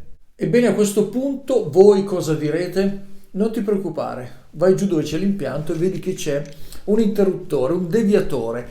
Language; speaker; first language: Italian; native; Italian